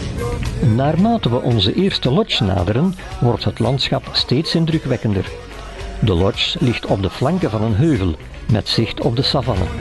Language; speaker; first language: Dutch; native; Dutch